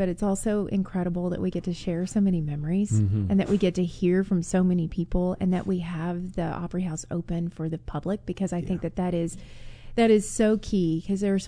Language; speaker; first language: English; native; English